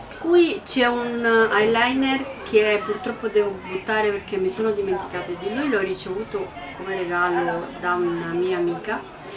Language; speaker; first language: Italian; non-native, fluent; Romanian